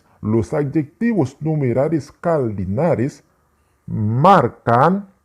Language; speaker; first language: Spanish; non-native, fluent; Haitian Creole